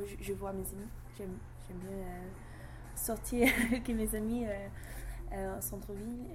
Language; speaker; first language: French; non-native, learner; English